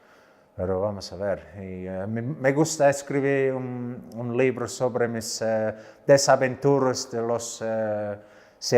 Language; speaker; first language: Spanish; non-native, learner; English